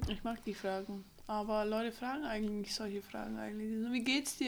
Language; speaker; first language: German; non-native, fluent; English